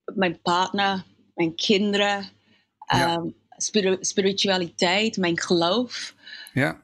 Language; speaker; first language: Dutch; non-native, fluent; English